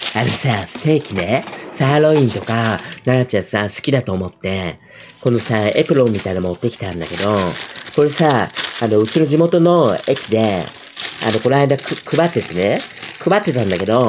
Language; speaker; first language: Japanese; native; Japanese